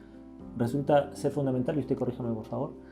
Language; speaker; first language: Spanish; native; Spanish